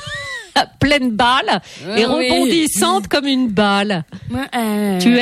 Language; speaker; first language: French; native; French